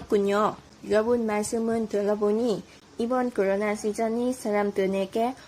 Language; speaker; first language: Korean; non-native, learner; Vietnamese